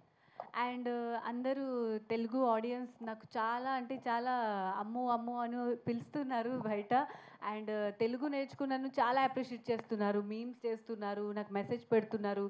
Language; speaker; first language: Telugu; non-native, fluent; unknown